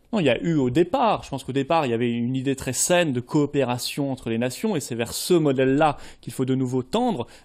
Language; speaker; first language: French; native; French